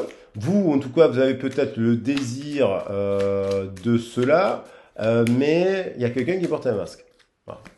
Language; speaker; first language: French; native; French